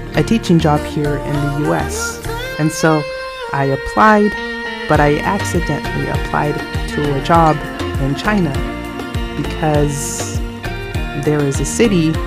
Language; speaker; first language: English; native; English